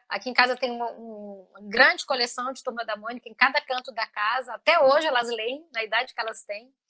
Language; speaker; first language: Portuguese; native; Portuguese